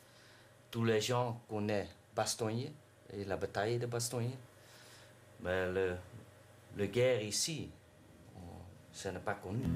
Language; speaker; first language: French; non-native, learner; Dutch